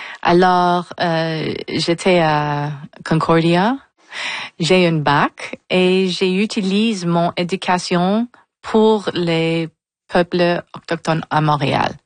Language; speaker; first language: French; non-native, local second language; English